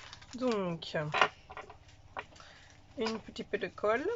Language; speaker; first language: French; native; French